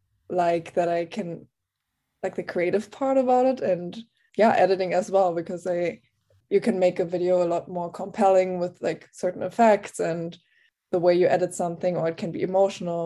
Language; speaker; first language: English; non-native, fluent; German